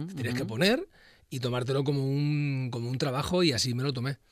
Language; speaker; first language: Spanish; native; Spanish